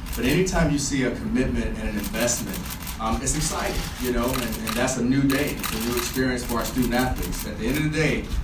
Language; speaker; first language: English; native; English